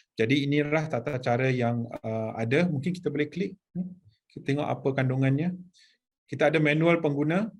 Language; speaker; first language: Malay; native; Malay